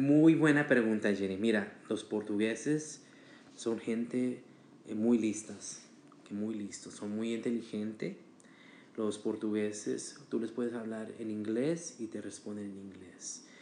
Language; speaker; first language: Spanish; early bilingual, heritage; Spanish